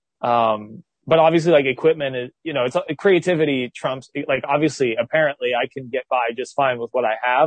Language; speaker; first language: English; native; English